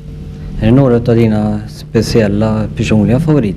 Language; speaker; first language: Swedish; native; Swedish